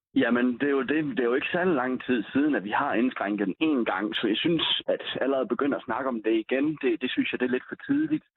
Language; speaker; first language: Danish; native; Danish